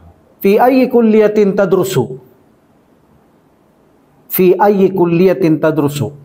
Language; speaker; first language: Arabic; non-native, fluent; Filipino